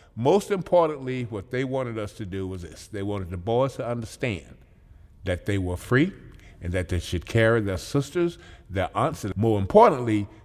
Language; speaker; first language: English; native; English